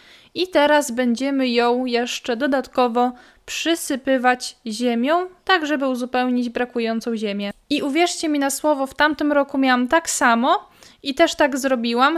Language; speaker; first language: Polish; native; Polish